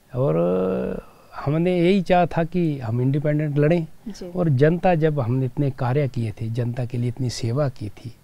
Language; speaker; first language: Hindi; native; Hindi